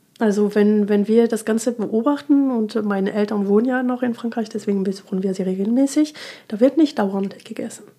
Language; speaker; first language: German; non-native, fluent; French